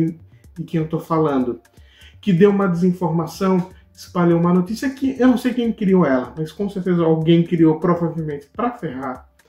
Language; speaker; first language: Portuguese; native; Portuguese